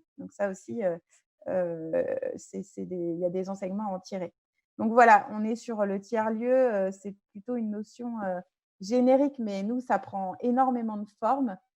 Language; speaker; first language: French; native; French